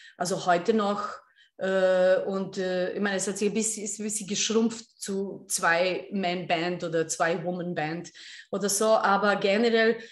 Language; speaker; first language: German; non-native, fluent; Serbian